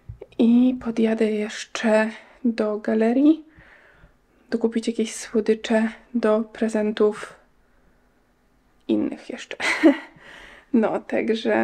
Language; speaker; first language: Polish; native; Polish